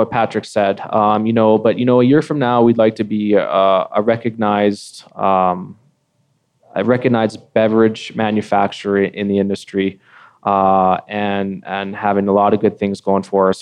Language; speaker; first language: English; native; English